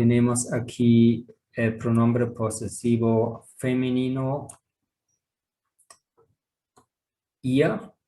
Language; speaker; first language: Spanish; non-native, fluent; German